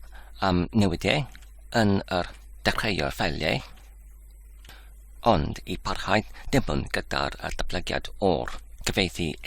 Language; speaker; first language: Welsh; non-native, fluent; English